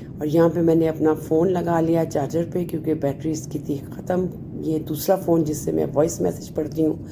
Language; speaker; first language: Urdu; native; Urdu